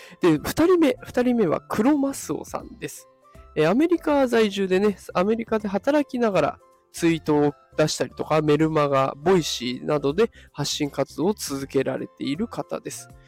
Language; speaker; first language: Japanese; native; Japanese